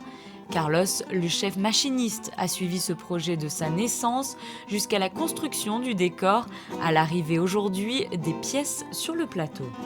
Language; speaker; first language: French; native; French